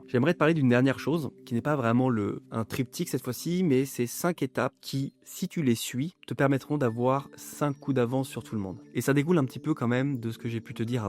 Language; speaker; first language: French; native; French